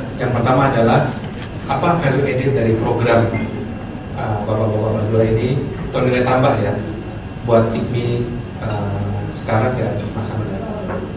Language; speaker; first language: Indonesian; native; Indonesian